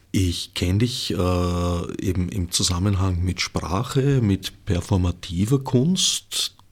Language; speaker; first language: German; native; German